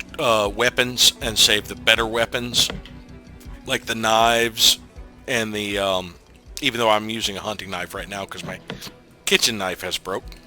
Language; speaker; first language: English; native; English